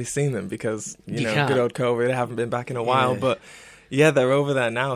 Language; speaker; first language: English; native; English